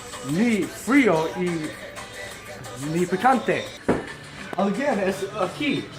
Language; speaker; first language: Spanish; non-native, learner; English